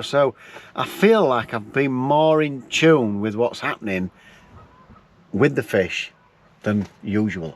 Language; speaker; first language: English; native; English